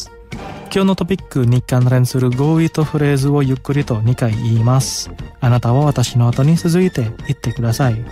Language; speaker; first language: Japanese; non-native, fluent; Indonesian